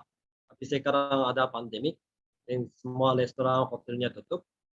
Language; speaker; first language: Indonesian; non-native, learner; Japanese